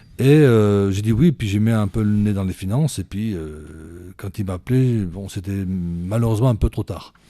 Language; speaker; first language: French; native; French